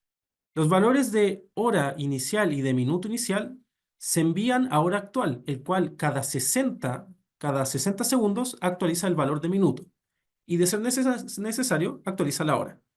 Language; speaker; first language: Spanish; native; Spanish